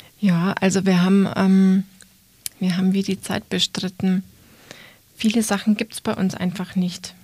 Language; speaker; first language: German; native; German